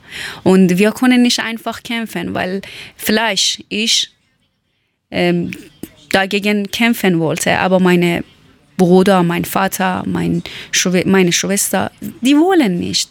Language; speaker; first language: German; non-native, learner; Persian